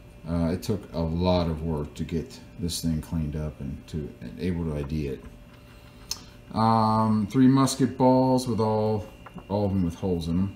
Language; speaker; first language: English; native; English